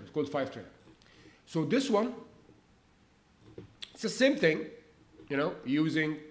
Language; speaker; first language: English; non-native, fluent; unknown